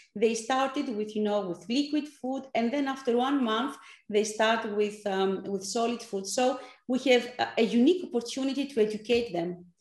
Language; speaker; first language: English; non-native, fluent; Greek